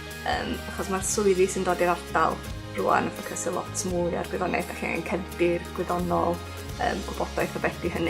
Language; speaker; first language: Welsh; native; Welsh